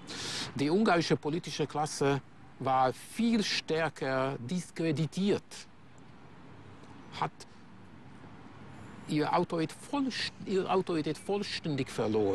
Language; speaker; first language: German; non-native, fluent; Hungarian